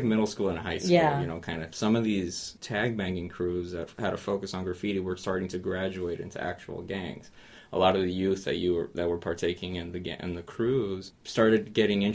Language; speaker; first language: English; native; English